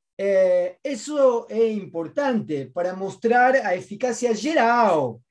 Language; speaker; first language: Spanish; native; Spanish